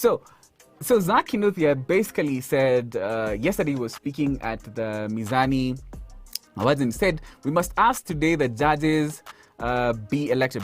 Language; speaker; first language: English; non-native, local second language; Swahili